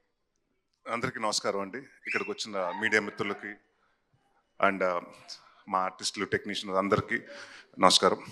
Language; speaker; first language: Telugu; native; Telugu